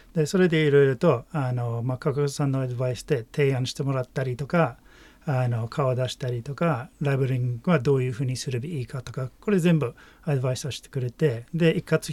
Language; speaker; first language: Japanese; non-native, fluent; English